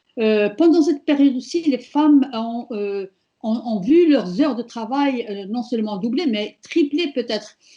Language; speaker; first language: French; non-native, local second language; Berber languages